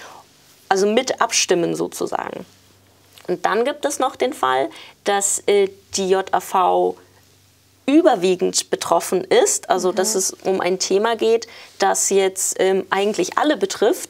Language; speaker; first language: German; native; German